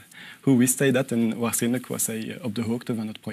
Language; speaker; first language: Dutch; non-native, local second language; French